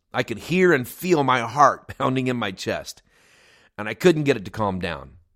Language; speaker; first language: English; native; English